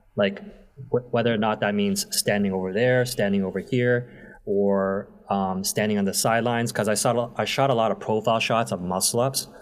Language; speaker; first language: English; native; English